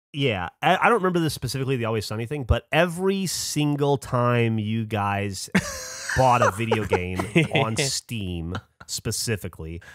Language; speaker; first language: English; native; English